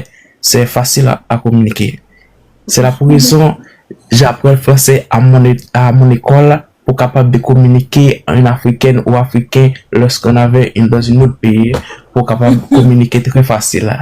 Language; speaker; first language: French; non-native, learner; Haitian Creole